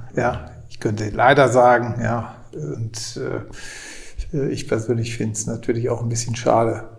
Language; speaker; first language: German; native; German